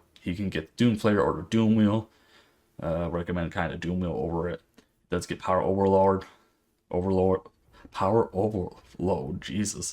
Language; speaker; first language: English; native; English